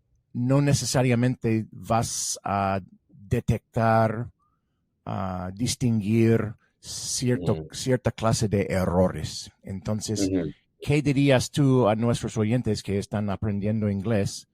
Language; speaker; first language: Spanish; non-native, fluent; English